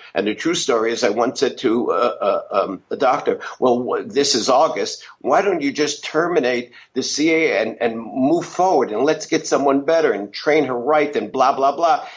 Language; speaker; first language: English; native; English